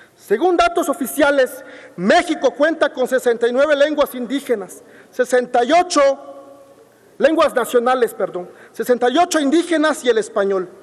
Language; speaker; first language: Spanish; non-native, local second language; Zapotec